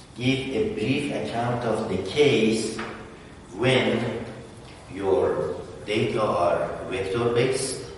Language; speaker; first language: English; non-native, fluent; Persian